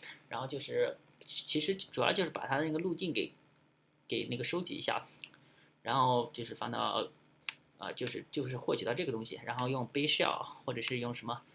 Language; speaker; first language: Chinese; native; Chinese